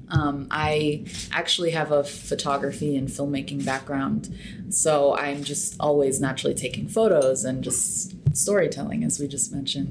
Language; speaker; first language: English; native; English